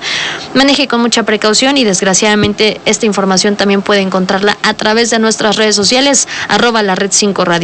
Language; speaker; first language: Spanish; native; Spanish